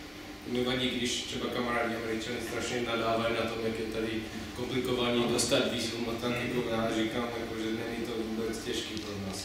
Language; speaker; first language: Czech; non-native, fluent; English